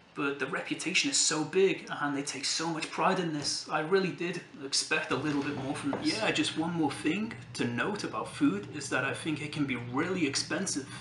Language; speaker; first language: English; native; English